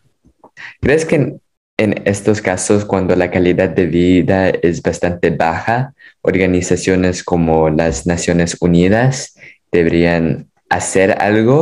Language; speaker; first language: Spanish; non-native, fluent; English